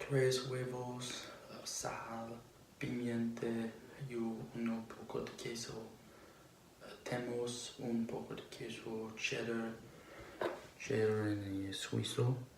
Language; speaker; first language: Spanish; non-native, learner; English